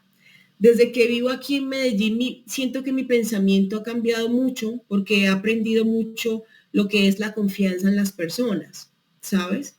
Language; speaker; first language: Spanish; native; Spanish